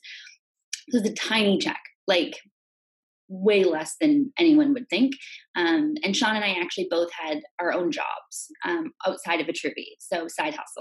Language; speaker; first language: English; native; English